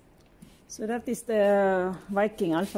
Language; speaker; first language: Norwegian; non-native, learner; Cebuano